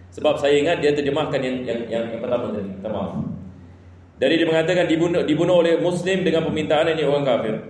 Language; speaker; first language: Malay; non-native, fluent; Arabic